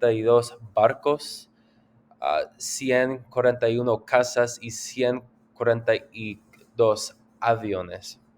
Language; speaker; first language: Spanish; non-native, learner; English